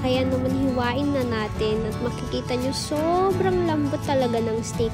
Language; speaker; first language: Filipino; non-native, local second language; Cebuano